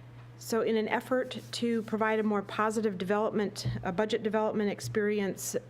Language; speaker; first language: English; native; English